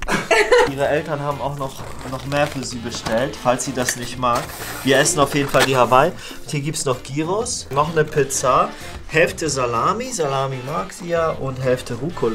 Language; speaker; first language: German; native; German